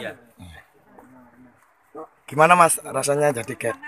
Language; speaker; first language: Indonesian; native; Indonesian